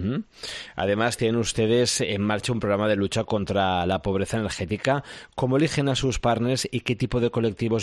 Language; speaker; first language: Spanish; native; Spanish